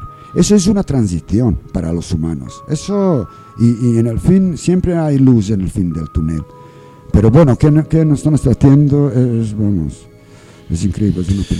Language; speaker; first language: Spanish; non-native, learner; English